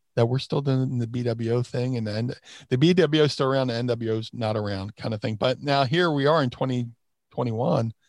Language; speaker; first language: English; native; English